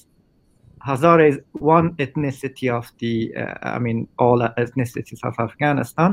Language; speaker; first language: English; non-native, fluent; Persian